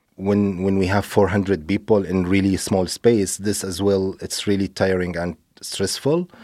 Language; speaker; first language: English; non-native, fluent; Arabic